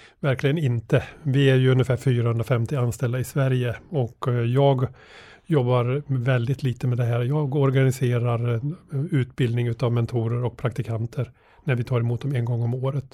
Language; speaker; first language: Swedish; native; Swedish